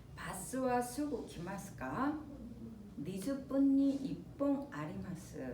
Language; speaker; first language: Japanese; non-native, fluent; Korean